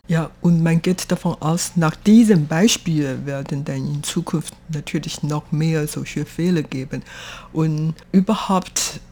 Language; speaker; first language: German; non-native, fluent; Chinese